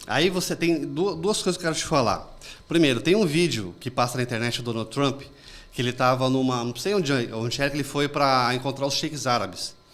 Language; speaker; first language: Portuguese; native; Portuguese